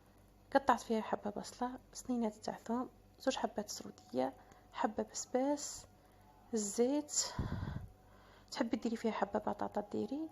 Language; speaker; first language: Arabic; native; Arabic